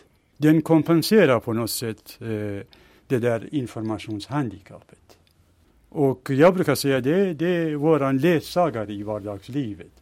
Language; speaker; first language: Swedish; non-native, fluent; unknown